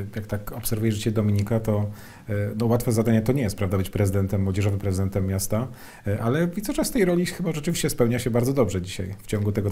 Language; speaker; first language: Polish; native; Polish